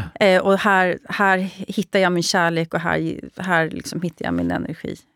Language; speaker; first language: Swedish; native; Swedish